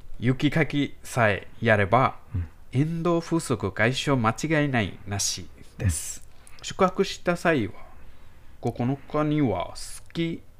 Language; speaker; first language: Japanese; non-native, learner; Bangla